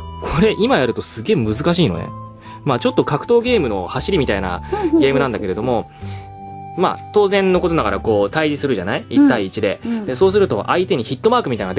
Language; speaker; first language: Japanese; native; Japanese